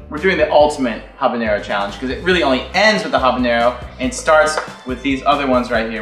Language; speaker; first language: English; native; English